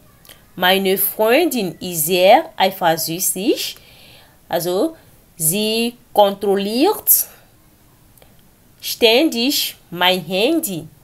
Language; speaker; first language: German; non-native, learner; French